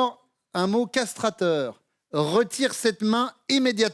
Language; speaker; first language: French; native; French